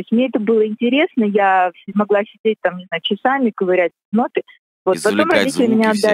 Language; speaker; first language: Russian; native; Russian